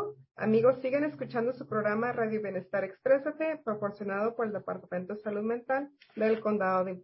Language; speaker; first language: Spanish; native; Spanish